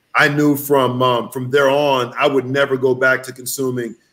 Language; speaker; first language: English; native; English